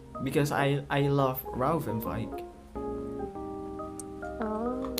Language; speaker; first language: English; non-native, learner; Indonesian